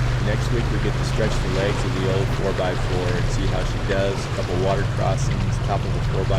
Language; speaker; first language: English; native; English